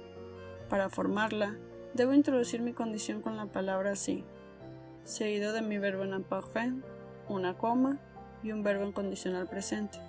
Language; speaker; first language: Spanish; native; Spanish